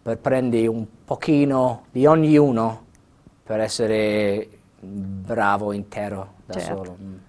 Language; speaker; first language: Italian; non-native, fluent; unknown